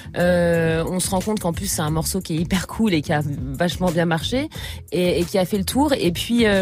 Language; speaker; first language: French; native; French